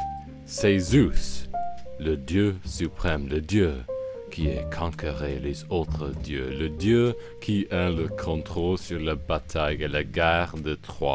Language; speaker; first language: French; non-native, learner; English